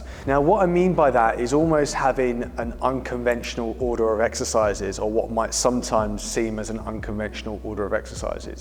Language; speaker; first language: English; native; English